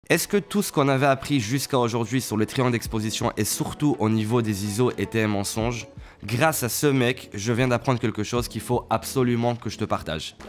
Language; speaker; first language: French; native; French